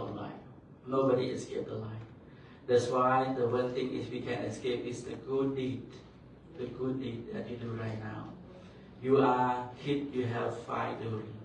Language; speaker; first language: English; non-native, learner; Khmer